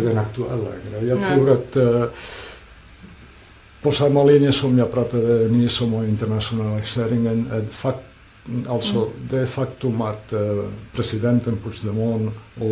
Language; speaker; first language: Swedish; non-native, fluent; Catalan